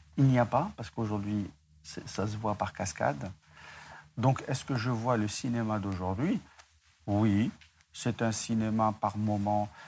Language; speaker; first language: French; non-native, local second language; Arabic